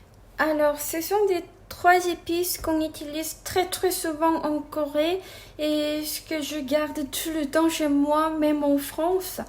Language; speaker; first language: French; non-native, fluent; Korean